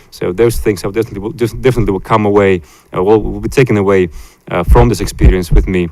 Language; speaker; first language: English; non-native, fluent; Latvian